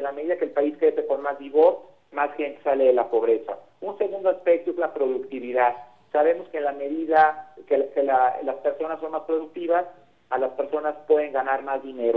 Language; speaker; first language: Spanish; native; Spanish